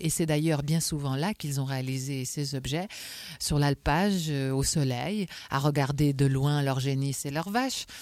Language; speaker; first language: French; native; French